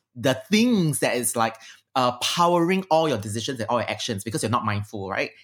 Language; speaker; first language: English; native; English